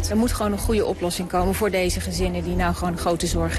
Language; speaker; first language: Dutch; native; Dutch